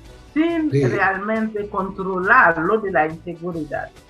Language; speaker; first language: Spanish; non-native, fluent; Haitian Creole